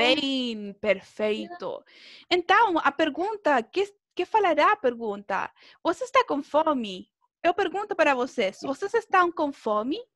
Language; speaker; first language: Portuguese; non-native, fluent; Spanish